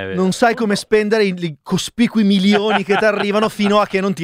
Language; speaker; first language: Italian; native; Italian